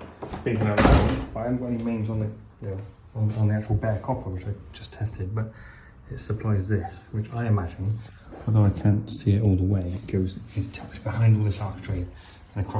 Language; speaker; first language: English; native; English